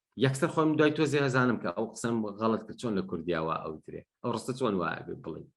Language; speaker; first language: Central Kurdish; non-native, local second language; Gurani